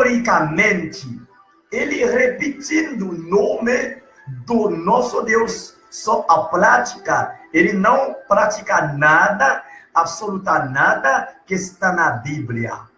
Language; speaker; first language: Portuguese; non-native, learner; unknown